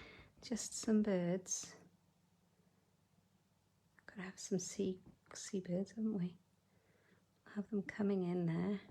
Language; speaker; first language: English; native; English